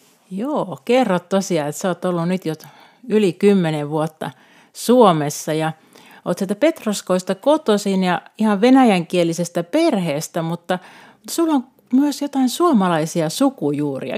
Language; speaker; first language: Finnish; native; Finnish